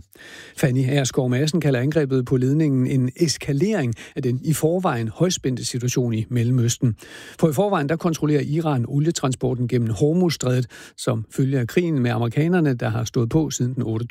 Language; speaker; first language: Danish; native; Danish